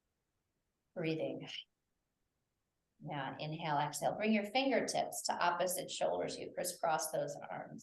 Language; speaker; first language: English; native; English